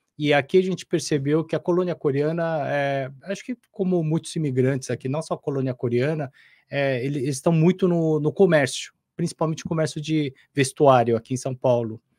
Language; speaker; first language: Portuguese; non-native, fluent; Korean